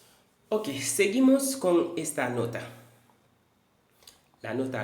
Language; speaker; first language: Spanish; non-native, fluent; Haitian Creole